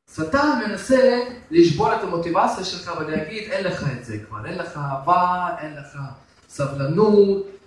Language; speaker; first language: Hebrew; non-native, fluent; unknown